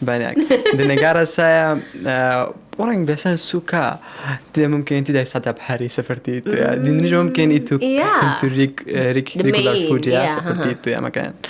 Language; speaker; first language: Indonesian; non-native, learner; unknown